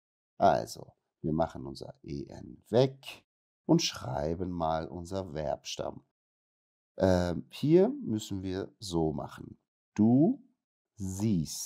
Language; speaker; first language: German; non-native, fluent; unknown